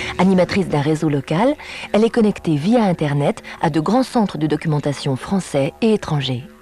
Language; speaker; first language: French; native; French